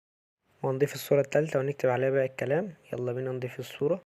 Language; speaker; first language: Arabic; native; Arabic